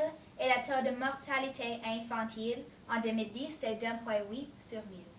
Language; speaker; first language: French; non-native, learner; English